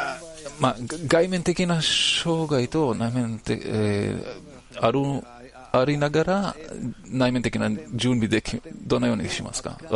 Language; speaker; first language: Japanese; non-native, learner; Hebrew